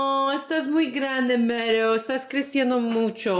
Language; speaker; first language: Spanish; early bilingual, heritage; Spanish